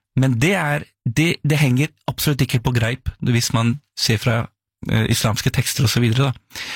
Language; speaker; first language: Norwegian; early bilingual, other home language; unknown